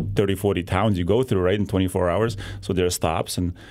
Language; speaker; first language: English; non-native, fluent; Lithuanian